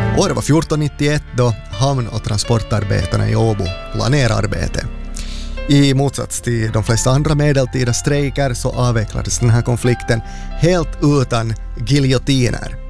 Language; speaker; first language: Swedish; native; Swedish